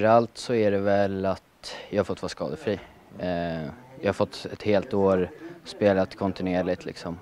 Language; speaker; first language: Swedish; native; Swedish